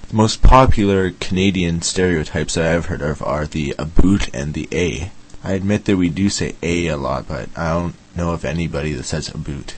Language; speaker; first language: English; native; English